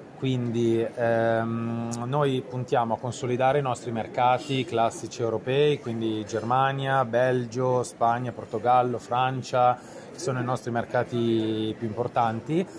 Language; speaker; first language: Italian; native; Italian